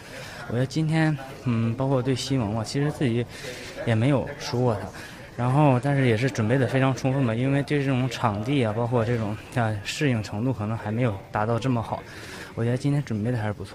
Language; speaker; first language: Chinese; native; Chinese